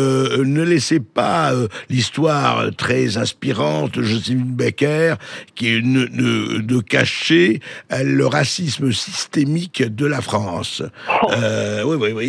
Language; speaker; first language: French; native; French